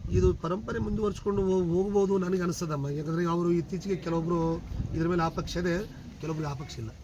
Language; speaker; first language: Kannada; non-native, local second language; Telugu